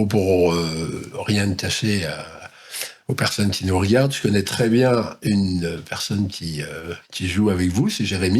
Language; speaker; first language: French; native; French